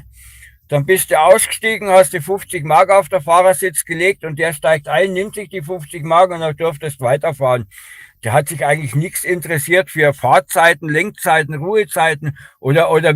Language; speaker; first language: German; native; German